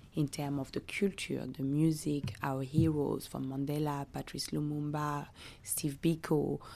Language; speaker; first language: English; non-native, fluent; French